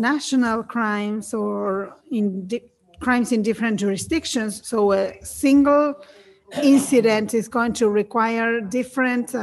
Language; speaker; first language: English; non-native, fluent; Spanish